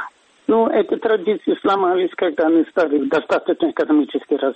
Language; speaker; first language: Russian; non-native, fluent; Swedish